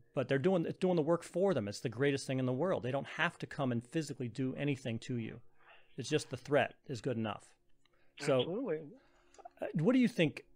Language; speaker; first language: English; native; English